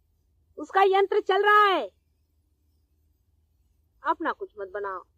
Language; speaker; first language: Hindi; non-native, local second language; Marathi